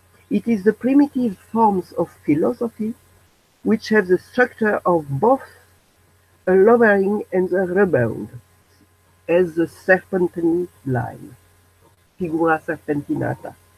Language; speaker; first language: English; non-native, learner; French